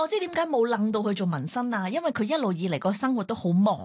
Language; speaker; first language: Cantonese; native; Cantonese